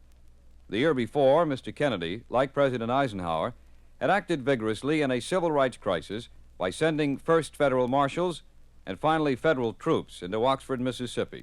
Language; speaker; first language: English; native; English